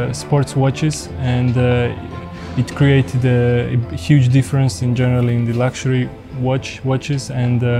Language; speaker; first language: English; non-native, fluent; Georgian